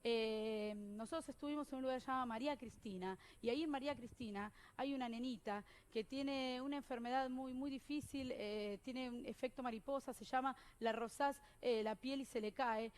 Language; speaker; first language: Spanish; native; Spanish